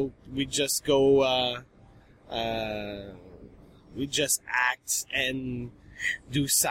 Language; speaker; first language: English; non-native, fluent; French